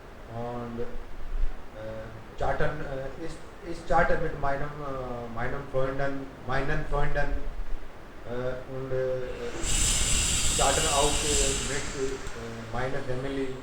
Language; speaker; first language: German; non-native, learner; Hindi